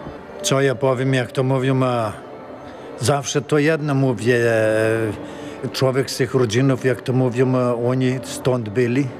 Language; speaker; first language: Polish; early bilingual, heritage; Polish